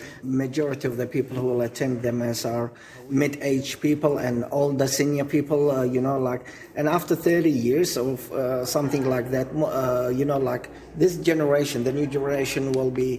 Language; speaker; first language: English; non-native, fluent; Assyrian Neo-Aramaic